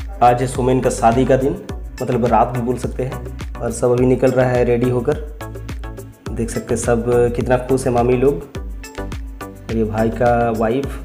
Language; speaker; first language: Hindi; non-native, local second language; Bangla